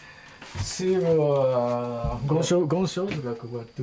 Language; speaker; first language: French; non-native, learner; Japanese